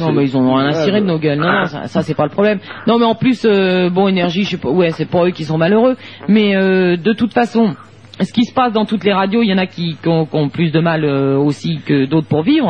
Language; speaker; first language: French; native; French